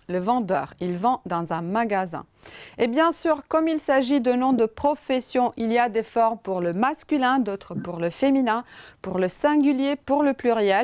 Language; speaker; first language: French; non-native, fluent; Romanian